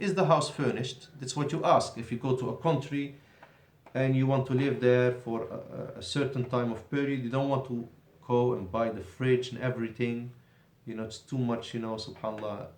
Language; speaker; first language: English; non-native, fluent; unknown